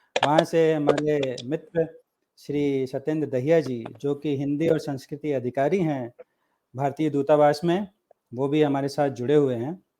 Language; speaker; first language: Hindi; native; Hindi